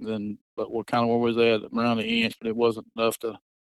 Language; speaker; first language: English; native; English